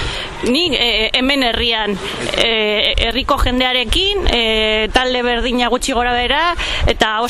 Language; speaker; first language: Basque; non-native, learner; Spanish